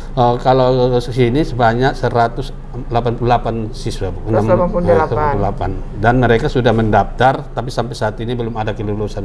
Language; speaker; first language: Indonesian; native; Indonesian